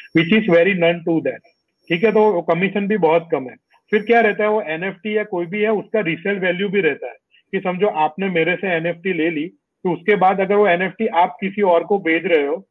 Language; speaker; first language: Hindi; non-native, local second language; Gujarati